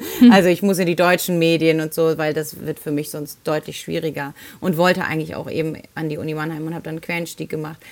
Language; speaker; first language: German; early bilingual, other home language; Spanish